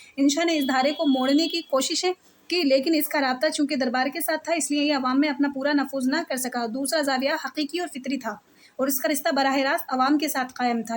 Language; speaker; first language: Urdu; native; Urdu